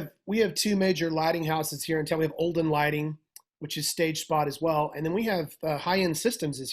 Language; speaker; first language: English; native; English